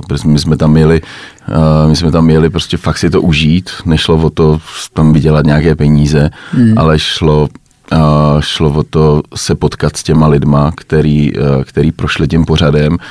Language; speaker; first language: Czech; native; Czech